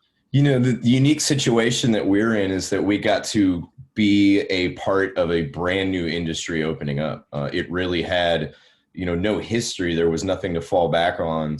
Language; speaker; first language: English; native; English